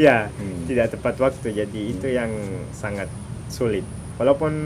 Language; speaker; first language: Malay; non-native, fluent; Arabic